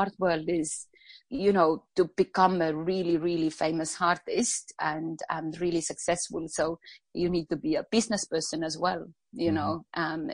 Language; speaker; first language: English; non-native, fluent; Estonian